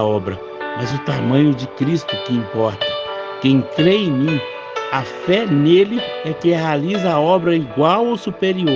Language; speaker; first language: Portuguese; native; Portuguese